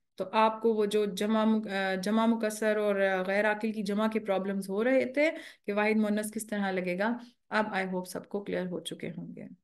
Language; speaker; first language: Urdu; native; Urdu